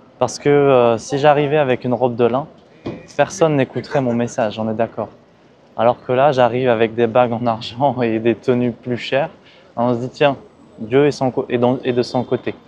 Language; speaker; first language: French; early bilingual, other home language; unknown